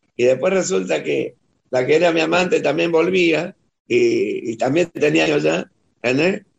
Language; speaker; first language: Spanish; native; Spanish